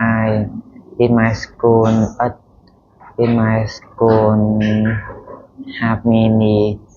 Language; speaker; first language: English; non-native, learner; Vietnamese